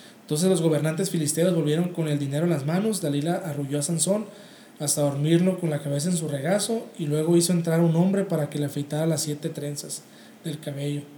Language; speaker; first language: Spanish; native; Spanish